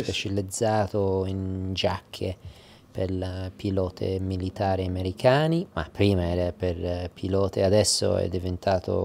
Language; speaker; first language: Italian; early bilingual, heritage; English